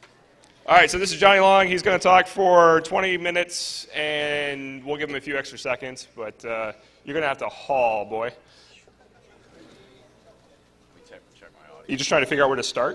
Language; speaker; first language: English; native; English